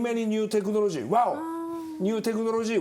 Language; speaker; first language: English; non-native, learner; Japanese